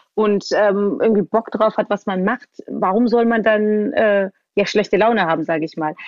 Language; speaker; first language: German; early bilingual, other home language; Georgian